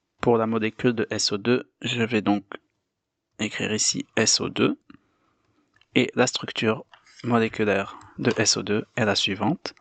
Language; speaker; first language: French; native; French